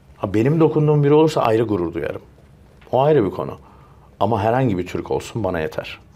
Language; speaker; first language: Turkish; early bilingual, heritage; Turkish